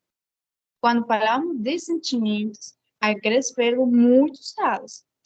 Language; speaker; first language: Portuguese; non-native, fluent; Spanish